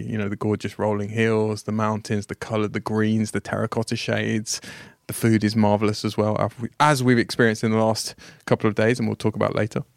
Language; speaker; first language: English; native; English